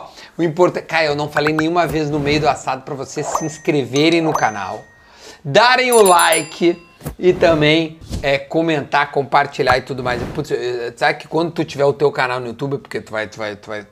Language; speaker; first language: Portuguese; native; Portuguese